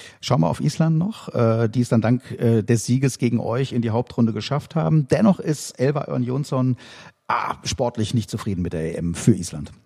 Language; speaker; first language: German; native; German